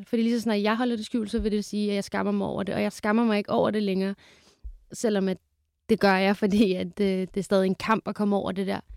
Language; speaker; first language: Danish; early bilingual, other home language; Kurdish